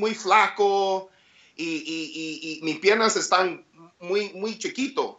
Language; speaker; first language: Spanish; early bilingual, heritage; English